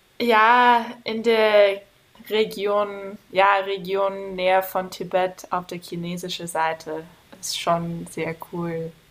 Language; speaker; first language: German; non-native, fluent; English